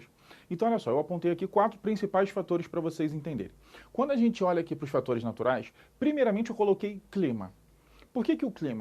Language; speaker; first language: Portuguese; native; Portuguese